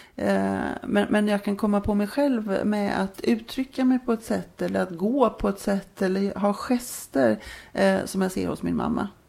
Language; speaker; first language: Swedish; native; Swedish